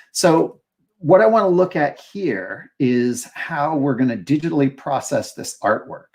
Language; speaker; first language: English; native; English